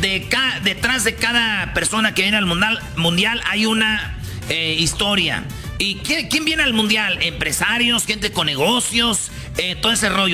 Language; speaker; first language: Spanish; native; Spanish